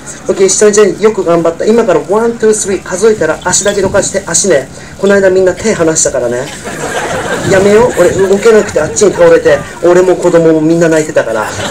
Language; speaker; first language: Japanese; non-native, fluent; English